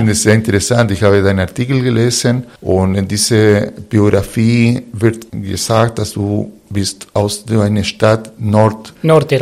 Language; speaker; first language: German; non-native, fluent; Spanish